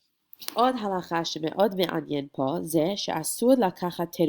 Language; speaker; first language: Hebrew; non-native, fluent; English